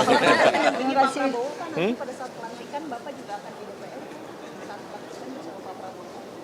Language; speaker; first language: Indonesian; native; Indonesian